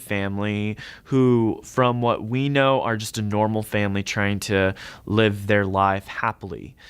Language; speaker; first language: English; native; English